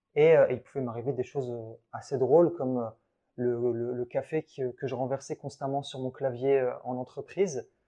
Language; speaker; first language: French; early bilingual, other home language; Arabic